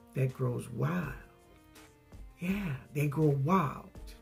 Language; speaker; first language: English; native; English